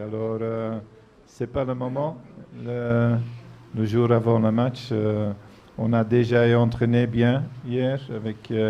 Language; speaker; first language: French; non-native, fluent; Dutch